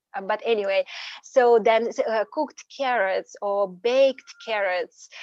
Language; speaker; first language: English; non-native, fluent; Ukrainian